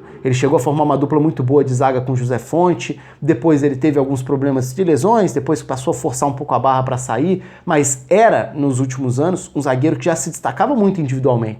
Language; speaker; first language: Portuguese; native; Portuguese